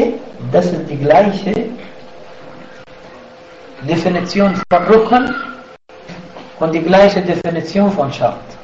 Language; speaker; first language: German; non-native, fluent; Arabic